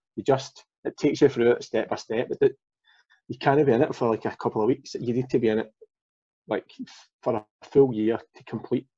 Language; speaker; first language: English; native; English